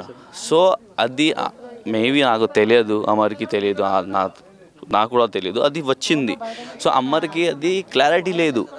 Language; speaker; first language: Telugu; non-native, learner; Hindi